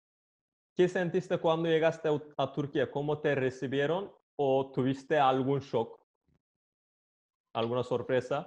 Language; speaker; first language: Spanish; non-native, fluent; Turkish